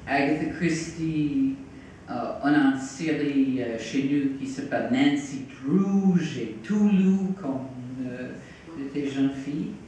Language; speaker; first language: French; non-native, fluent; English